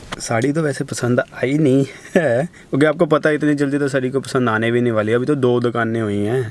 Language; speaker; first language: Hindi; non-native, local second language; Punjabi